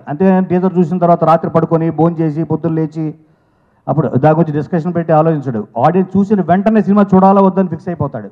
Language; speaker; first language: Telugu; native; Telugu